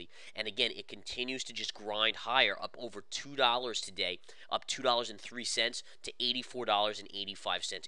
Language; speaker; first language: English; native; English